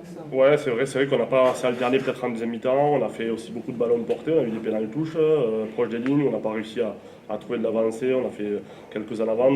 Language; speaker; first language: French; native; French